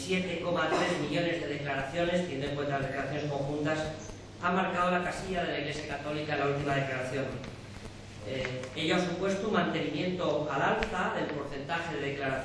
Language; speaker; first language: Spanish; native; Spanish